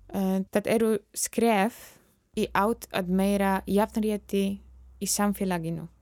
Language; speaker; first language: Icelandic; non-native, fluent; Polish